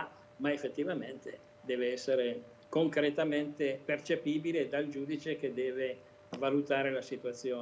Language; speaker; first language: Italian; native; Italian